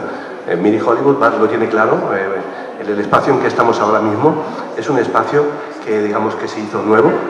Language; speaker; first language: Spanish; native; Spanish